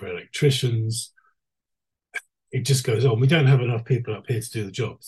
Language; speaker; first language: English; native; English